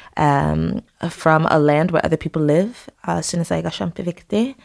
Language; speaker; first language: Norwegian; non-native, fluent; English